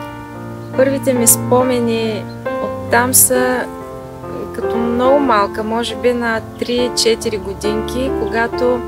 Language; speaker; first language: Bulgarian; native; Bulgarian